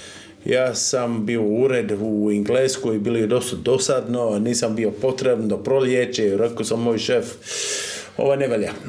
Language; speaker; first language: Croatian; non-native, learner; English